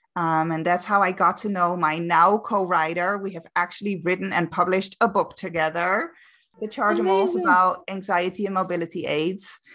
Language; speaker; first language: English; non-native, fluent; Dutch